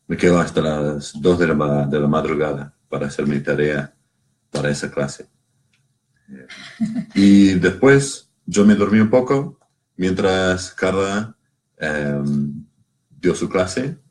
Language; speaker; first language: Spanish; non-native, learner; English